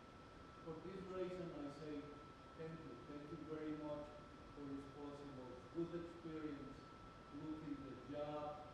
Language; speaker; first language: English; non-native, learner; Spanish